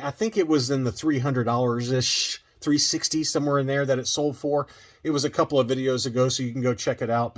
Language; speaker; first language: English; native; English